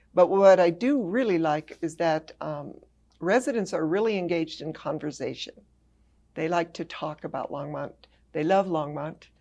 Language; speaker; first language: English; native; English